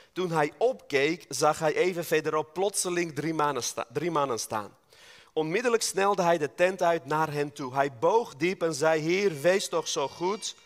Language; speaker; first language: Dutch; non-native, fluent; Armenian